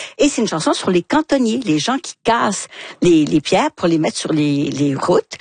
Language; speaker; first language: French; native; French